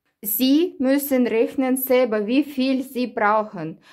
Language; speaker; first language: German; non-native, learner; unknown